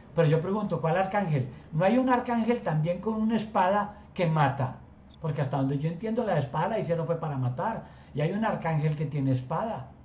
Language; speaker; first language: Spanish; native; Spanish